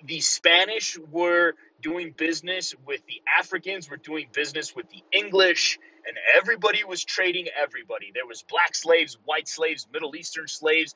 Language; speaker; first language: English; early bilingual, other home language; Spanish